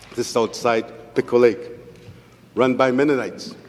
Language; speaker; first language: English; non-native, fluent; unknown